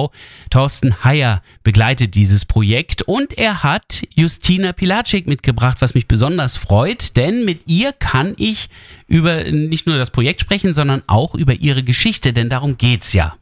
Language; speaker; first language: German; native; German